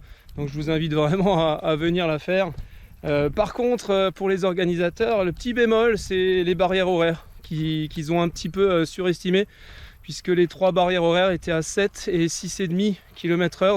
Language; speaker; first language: French; native; French